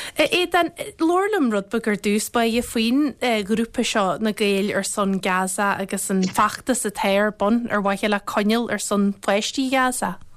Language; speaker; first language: Irish; native; Irish